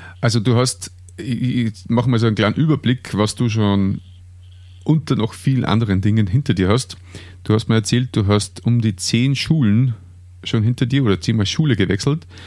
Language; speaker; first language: German; native; German